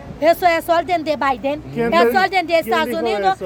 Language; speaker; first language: Spanish; non-native, learner; Haitian Creole